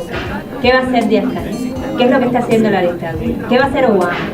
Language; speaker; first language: Spanish; native; Spanish